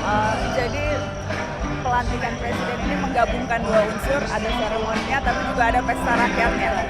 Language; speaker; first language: Indonesian; native; Indonesian